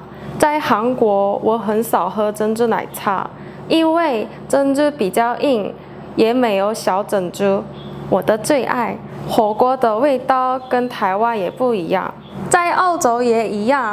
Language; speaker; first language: Chinese; non-native, fluent; Korean